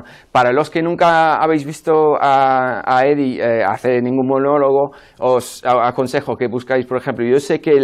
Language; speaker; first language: Spanish; non-native, fluent; English